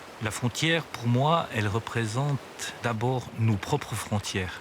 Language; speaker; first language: French; native; French